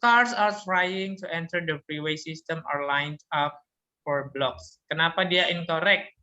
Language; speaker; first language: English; non-native, fluent; Indonesian